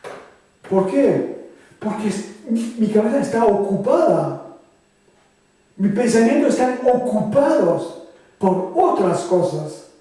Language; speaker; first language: Spanish; non-native, fluent; French